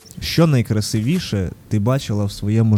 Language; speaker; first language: Ukrainian; native; Ukrainian